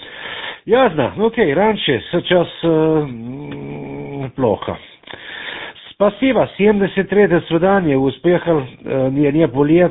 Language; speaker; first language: Russian; non-native, learner; German